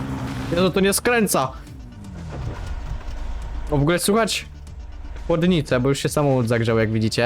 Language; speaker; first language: Polish; native; Polish